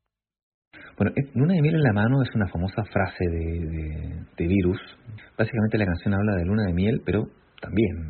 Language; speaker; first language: Spanish; native; Spanish